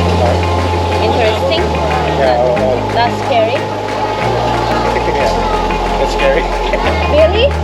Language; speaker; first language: English; non-native, learner; Korean